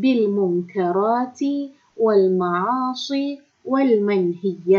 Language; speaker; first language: Arabic; non-native, fluent; Malay